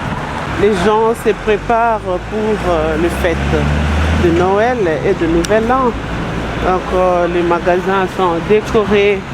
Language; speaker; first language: French; non-native, local second language; Lingala